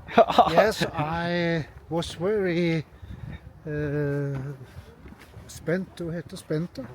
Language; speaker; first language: English; non-native, fluent; Norwegian